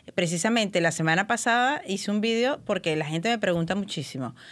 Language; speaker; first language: Spanish; native; Spanish